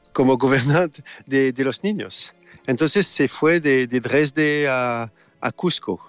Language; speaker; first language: Spanish; non-native, learner; French